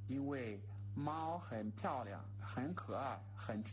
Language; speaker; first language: Chinese; non-native, learner; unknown